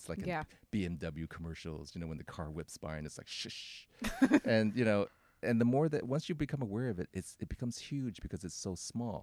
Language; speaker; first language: English; native; English